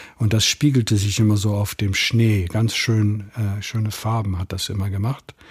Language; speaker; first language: German; non-native, fluent; English